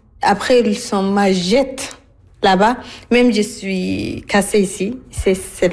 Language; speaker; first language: French; non-native, learner; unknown